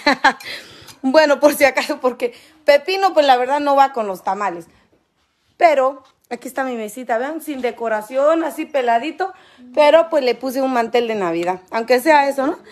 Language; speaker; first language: Spanish; native; Spanish